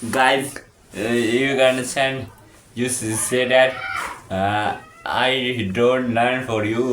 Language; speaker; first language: English; non-native, learner; Urdu